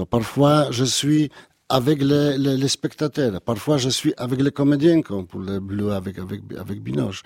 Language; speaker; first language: French; non-native, learner; Polish